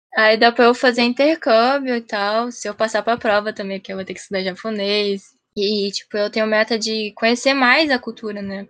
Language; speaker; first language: Portuguese; early bilingual, heritage; Japanese